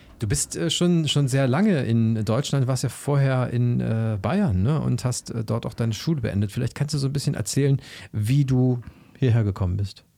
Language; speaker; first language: German; native; German